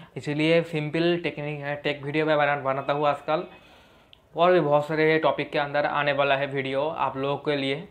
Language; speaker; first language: Hindi; non-native, local second language; Bangla